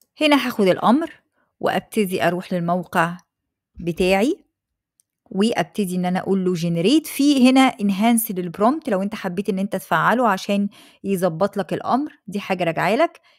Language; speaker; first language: Arabic; native; Arabic